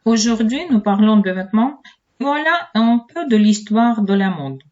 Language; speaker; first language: French; non-native, fluent; Ukrainian